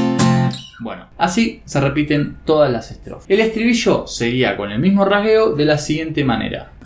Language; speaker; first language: Spanish; native; Spanish